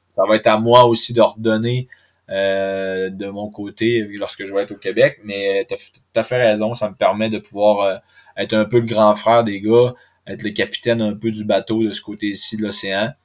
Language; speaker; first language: French; native; French